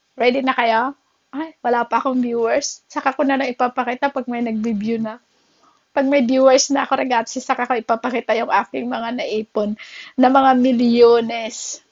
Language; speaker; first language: Filipino; native; Filipino